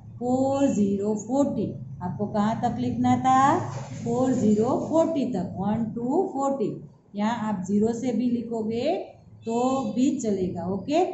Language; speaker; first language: Hindi; non-native, local second language; Gujarati